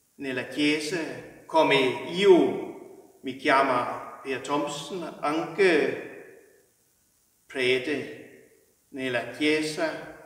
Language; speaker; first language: Italian; non-native, learner; Danish